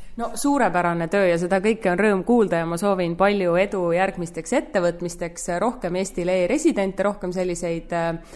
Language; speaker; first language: Estonian; native; Estonian